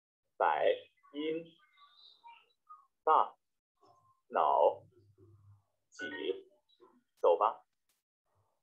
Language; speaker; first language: Chinese; non-native, learner; Vietnamese